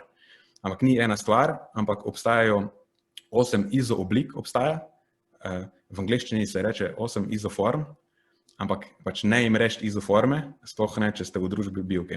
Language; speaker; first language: Slovenian; native; Slovenian